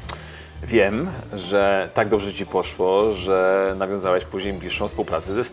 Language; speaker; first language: Polish; native; Polish